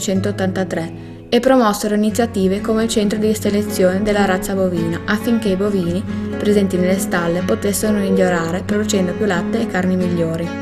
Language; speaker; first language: Italian; native; Italian